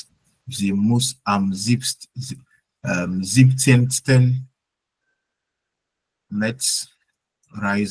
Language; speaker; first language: German; non-native, learner; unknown